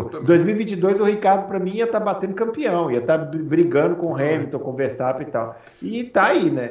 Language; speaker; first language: Portuguese; native; Portuguese